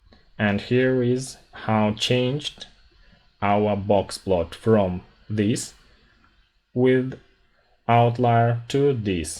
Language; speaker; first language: English; non-native, fluent; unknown